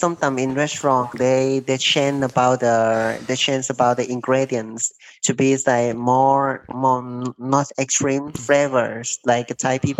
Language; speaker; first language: English; non-native, learner; Thai